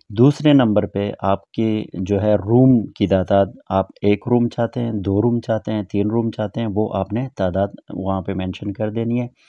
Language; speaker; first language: Urdu; non-native, local second language; Pashto